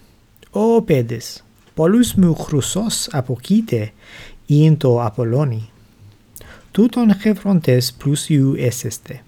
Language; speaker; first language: Greek; non-native, learner; English